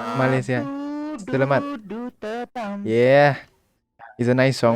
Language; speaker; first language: English; non-native, learner; Thai